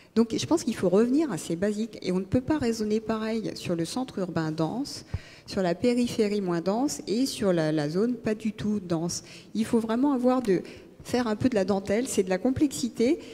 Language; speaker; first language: French; native; French